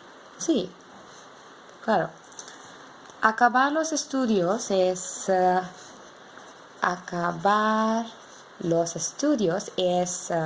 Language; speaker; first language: Spanish; non-native, learner; English